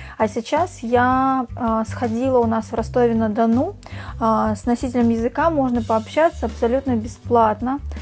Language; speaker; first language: Russian; native; Russian